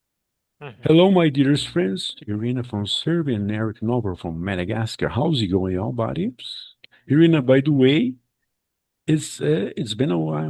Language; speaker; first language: English; non-native, fluent; Portuguese